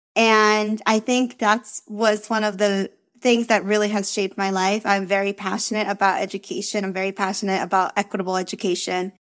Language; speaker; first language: English; early bilingual, other home language; Spanish